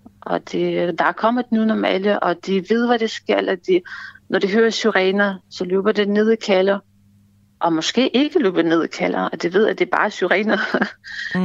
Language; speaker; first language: Danish; non-native, fluent; Ukrainian